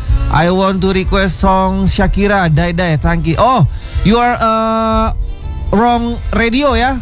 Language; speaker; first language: English; non-native, learner; Indonesian